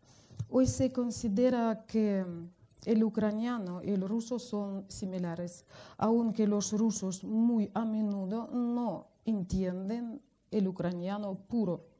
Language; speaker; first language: Spanish; non-native, fluent; Russian